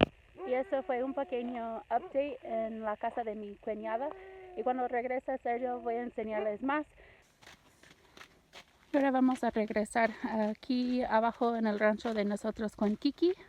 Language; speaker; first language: Spanish; non-native, learner; English